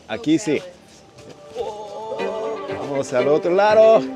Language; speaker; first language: Spanish; non-native, fluent; English